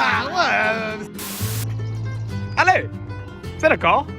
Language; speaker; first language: French; non-native, learner; English